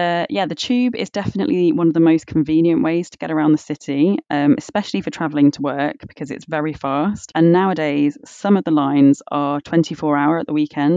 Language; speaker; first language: English; native; English